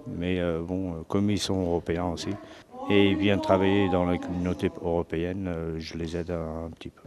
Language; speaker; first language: French; early bilingual, other home language; Portuguese